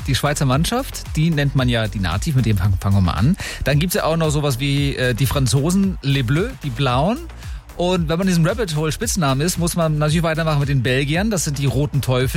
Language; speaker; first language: German; native; German